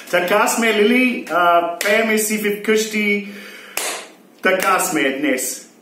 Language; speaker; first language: Bulgarian; non-native, learner; English